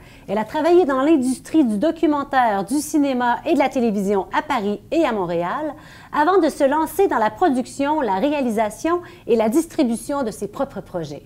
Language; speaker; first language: French; native; French